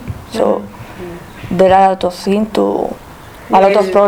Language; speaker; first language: English; non-native, learner; Spanish